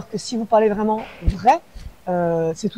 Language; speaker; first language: French; native; French